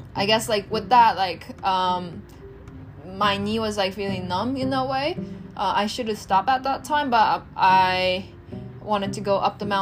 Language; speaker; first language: English; non-native, fluent; Japanese